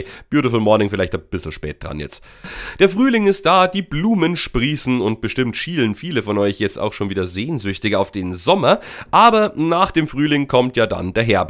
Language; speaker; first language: German; native; German